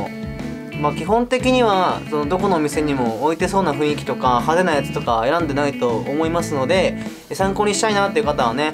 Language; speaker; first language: Japanese; native; Japanese